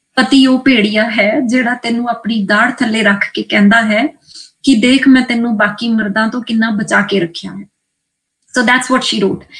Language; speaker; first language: Punjabi; native; Punjabi